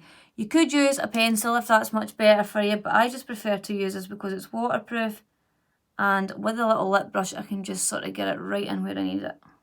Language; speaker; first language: English; native; English